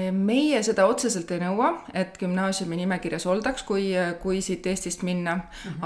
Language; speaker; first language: Estonian; native; Estonian